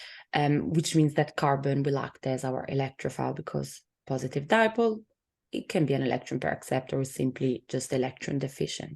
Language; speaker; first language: English; non-native, fluent; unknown